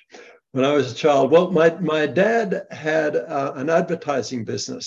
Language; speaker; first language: English; native; English